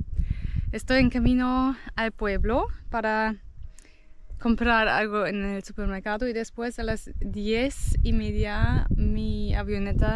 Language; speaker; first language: Spanish; non-native, fluent; German